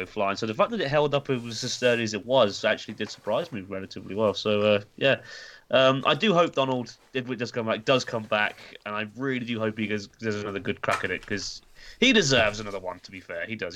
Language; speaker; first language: English; native; English